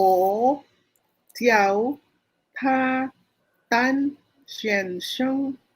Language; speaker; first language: Chinese; non-native, learner; Filipino